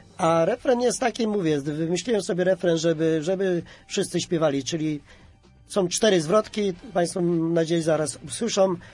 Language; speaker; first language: Polish; native; Polish